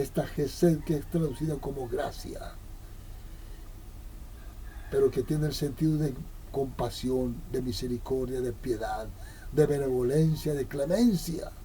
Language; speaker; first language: Spanish; native; Spanish